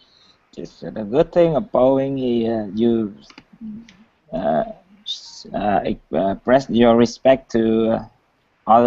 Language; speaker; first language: English; non-native, learner; Vietnamese